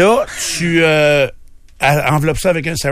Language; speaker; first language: French; native; French